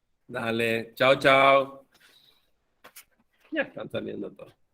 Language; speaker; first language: Spanish; native; Spanish